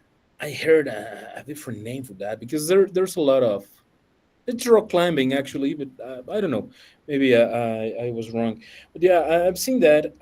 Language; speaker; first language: English; non-native, fluent; Spanish